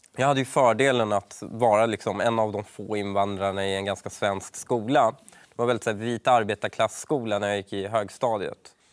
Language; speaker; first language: Swedish; early bilingual, other home language; Persian